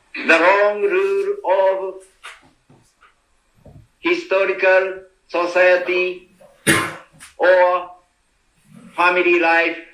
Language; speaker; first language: English; non-native, learner; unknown